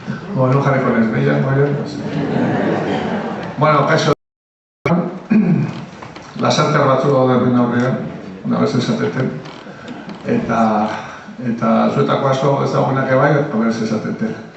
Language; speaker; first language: Basque; native; Basque